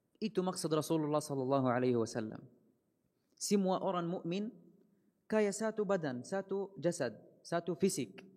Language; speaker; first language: Malay; non-native, fluent; Arabic